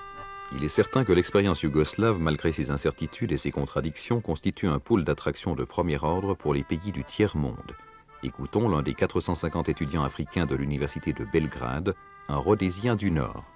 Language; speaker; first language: French; native; French